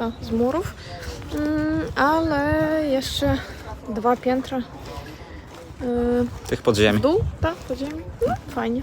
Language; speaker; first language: Polish; non-native, learner; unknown